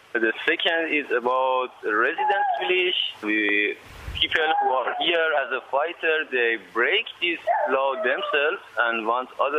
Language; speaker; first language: English; non-native, learner; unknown